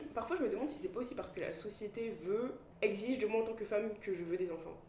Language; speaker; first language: French; native; French